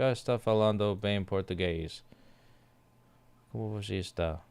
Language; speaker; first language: Portuguese; non-native, learner; English